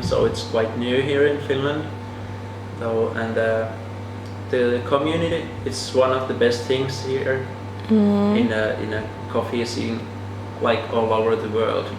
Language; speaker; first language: English; non-native, fluent; Finnish